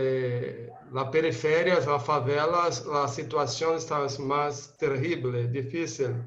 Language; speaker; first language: Spanish; non-native, fluent; Portuguese